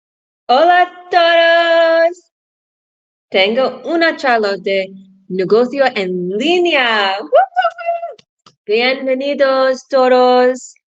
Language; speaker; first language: Spanish; non-native, learner; English